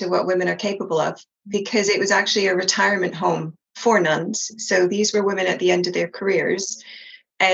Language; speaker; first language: English; native; English